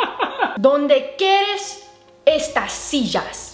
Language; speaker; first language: Spanish; non-native, learner; English